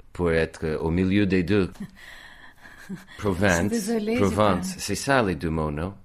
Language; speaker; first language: French; non-native, fluent; English